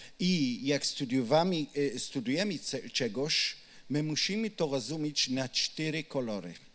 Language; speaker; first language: Polish; non-native, learner; Hebrew